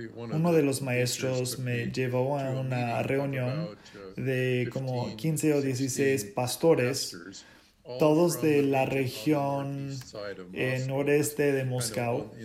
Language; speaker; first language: Spanish; non-native, fluent; English